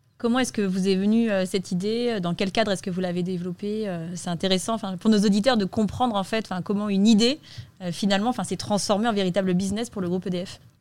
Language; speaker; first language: French; native; French